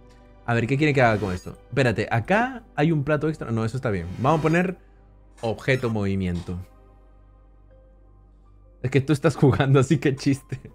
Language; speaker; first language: Spanish; native; Spanish